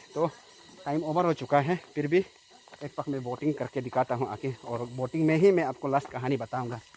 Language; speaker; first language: Hindi; non-native, local second language; Nyishi